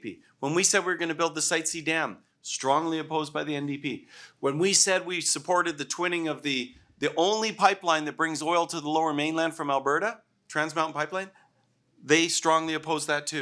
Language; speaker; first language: English; native; English